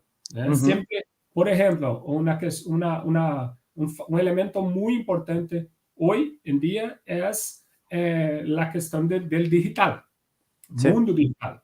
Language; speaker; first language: Spanish; non-native, fluent; Portuguese